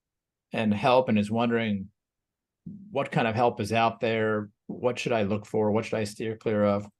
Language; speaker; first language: English; native; English